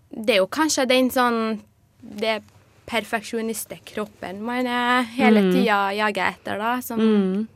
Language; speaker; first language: Norwegian; non-native, fluent; Arabic